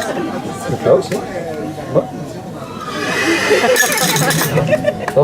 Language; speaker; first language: French; native; French